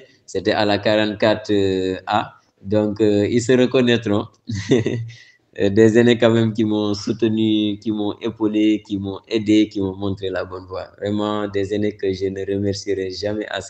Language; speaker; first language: French; non-native, local second language; Wolof